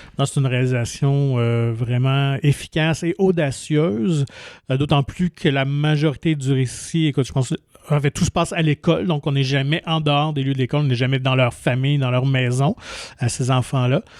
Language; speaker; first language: French; native; French